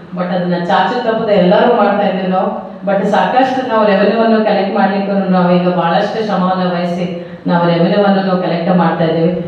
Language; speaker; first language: Kannada; native; Kannada